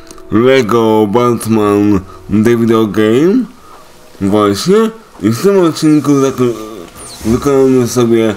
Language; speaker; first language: Polish; native; Polish